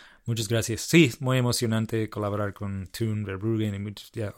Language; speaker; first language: Spanish; non-native, fluent; English